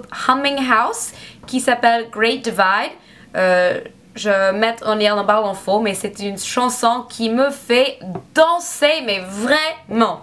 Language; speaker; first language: French; non-native, learner; English